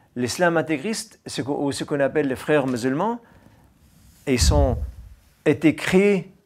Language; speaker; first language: French; non-native, fluent; Arabic